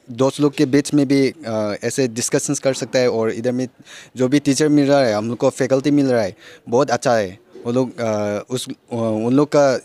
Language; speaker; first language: Hindi; non-native, local second language; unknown